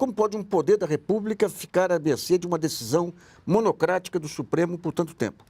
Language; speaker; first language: Portuguese; native; Portuguese